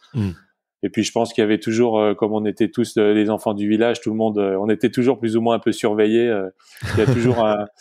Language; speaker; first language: French; native; French